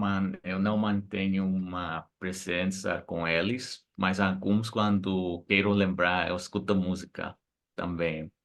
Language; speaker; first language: Portuguese; non-native, fluent; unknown